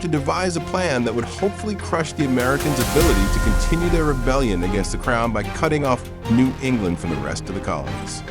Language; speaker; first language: English; native; English